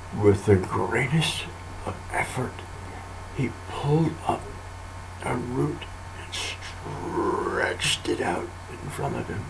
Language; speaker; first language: English; native; English